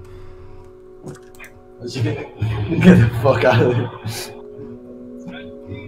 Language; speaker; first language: English; native; English